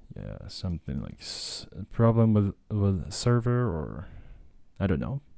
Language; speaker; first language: English; non-native, fluent; Japanese